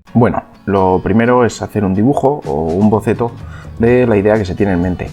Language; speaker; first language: Spanish; native; Spanish